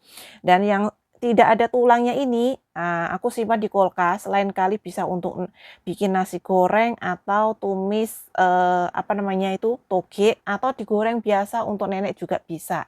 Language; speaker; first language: Indonesian; non-native, local second language; Javanese